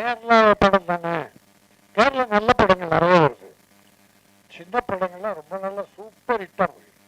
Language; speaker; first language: Tamil; native; Tamil